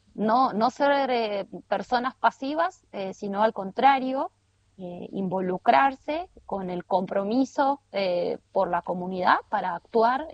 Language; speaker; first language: Spanish; native; Spanish